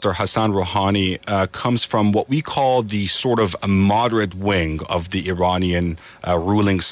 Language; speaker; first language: English; non-native, fluent; Persian